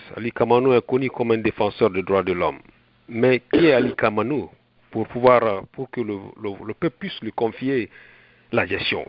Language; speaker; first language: French; non-native, local second language; Susu